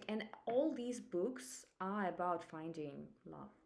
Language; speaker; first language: English; non-native, fluent; Russian